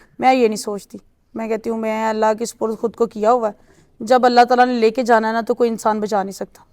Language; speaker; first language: Urdu; non-native, local second language; Punjabi